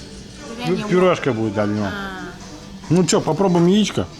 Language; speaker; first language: Russian; native; Russian